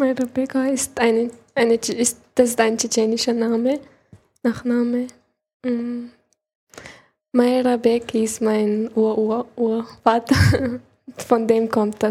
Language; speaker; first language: German; early bilingual, other home language; Chechen